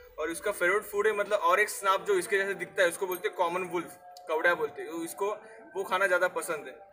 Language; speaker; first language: Hindi; non-native, local second language; Marathi